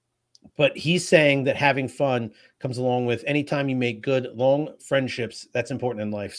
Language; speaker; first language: English; native; English